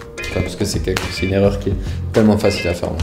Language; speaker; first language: French; native; French